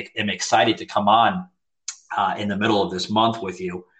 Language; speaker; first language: English; native; English